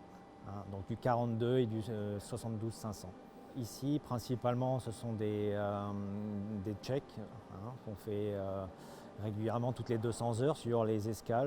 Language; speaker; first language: French; native; French